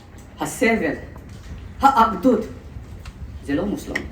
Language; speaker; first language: Hebrew; non-native, fluent; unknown